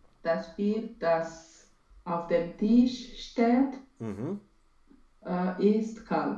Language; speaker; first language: German; non-native, learner; Romanian